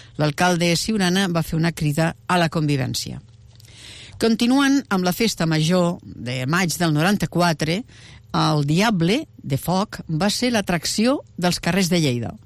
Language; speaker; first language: Catalan; native; Catalan